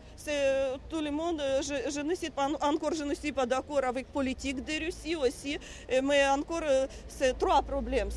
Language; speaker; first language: French; non-native, learner; Russian